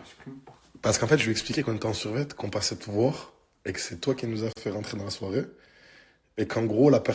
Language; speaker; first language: French; native; French